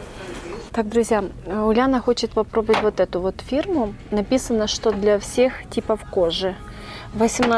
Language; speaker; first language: Russian; native; Russian